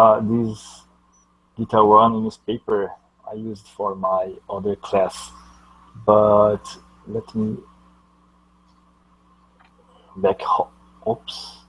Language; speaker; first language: English; non-native, learner; Portuguese